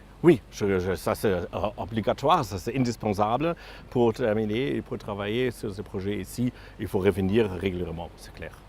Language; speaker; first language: French; non-native, fluent; German